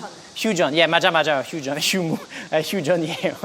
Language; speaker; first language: Korean; non-native, learner; French